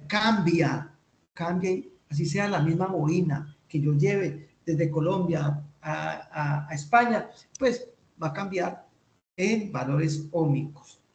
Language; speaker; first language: Spanish; native; Spanish